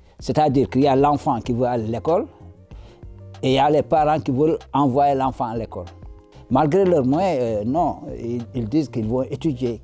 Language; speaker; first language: French; non-native, local second language; Wolof